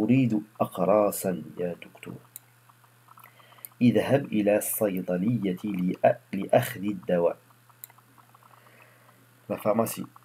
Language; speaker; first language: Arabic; non-native, fluent; French